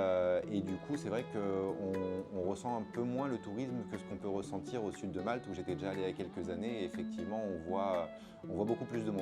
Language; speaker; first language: French; native; French